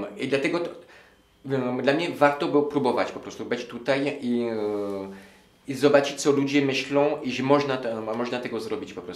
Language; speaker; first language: Polish; non-native, learner; French